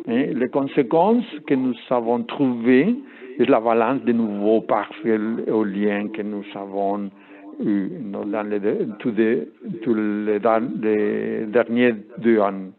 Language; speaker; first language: French; non-native, learner; Spanish